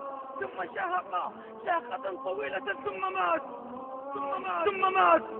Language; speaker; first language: Arabic; native; Arabic